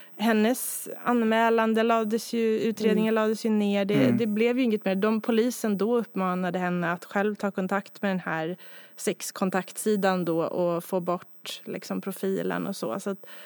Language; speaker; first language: Swedish; native; Swedish